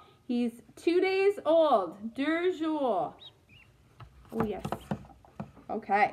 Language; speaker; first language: English; native; English